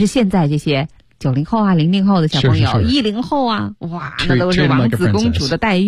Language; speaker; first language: Chinese; native; Chinese